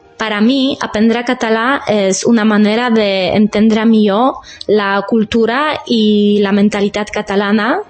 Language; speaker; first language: Catalan; non-native, fluent; Polish